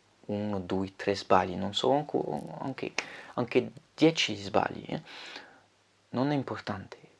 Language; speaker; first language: Italian; non-native, learner; French